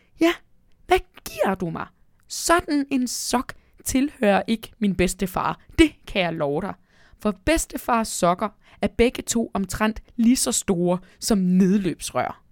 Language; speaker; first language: Danish; native; Danish